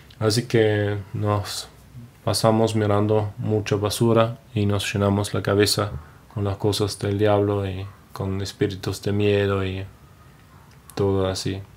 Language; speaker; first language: Spanish; non-native, fluent; German